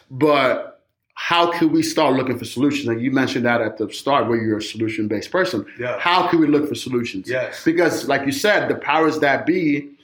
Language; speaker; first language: English; native; English